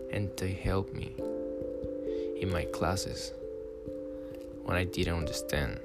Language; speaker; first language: English; non-native, fluent; Spanish